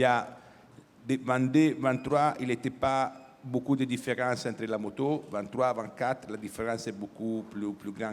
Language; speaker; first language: French; non-native, fluent; Italian